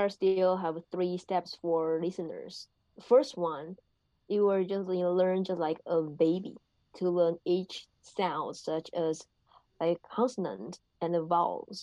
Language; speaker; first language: English; non-native, learner; Chinese